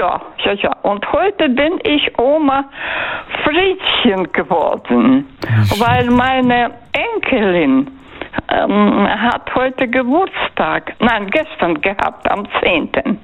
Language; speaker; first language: German; non-native, fluent; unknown